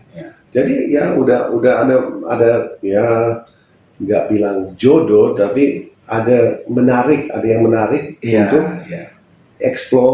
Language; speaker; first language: Indonesian; non-native, fluent; English